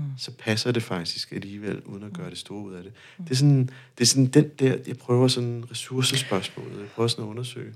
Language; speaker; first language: Danish; non-native, fluent; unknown